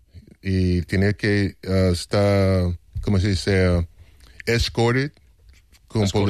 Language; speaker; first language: Spanish; non-native, fluent; English